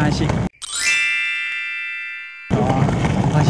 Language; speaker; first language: Japanese; non-native, learner; Thai